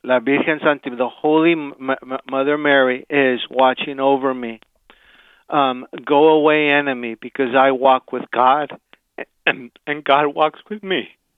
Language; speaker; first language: English; early bilingual, other home language; Spanish